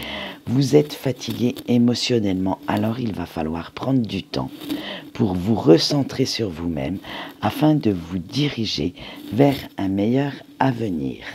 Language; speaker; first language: French; native; French